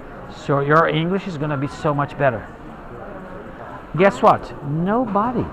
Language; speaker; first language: English; non-native, fluent; Portuguese